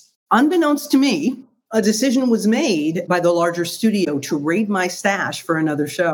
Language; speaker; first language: English; native; English